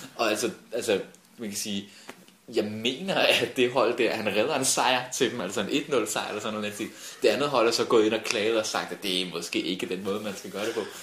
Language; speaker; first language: Danish; native; Danish